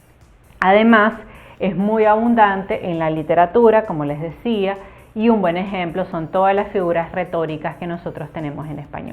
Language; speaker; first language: Spanish; native; Spanish